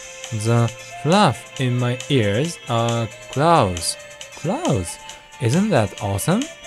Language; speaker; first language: English; non-native, fluent; Japanese